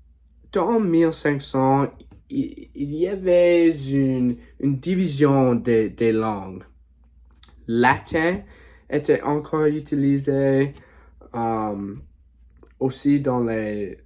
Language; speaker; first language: French; non-native, learner; English